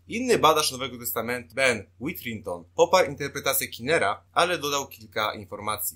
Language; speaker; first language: Polish; native; Polish